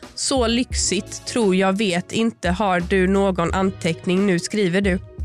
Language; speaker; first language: Swedish; native; Swedish